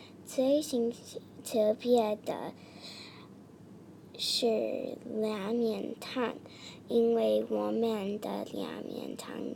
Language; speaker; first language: Chinese; non-native, learner; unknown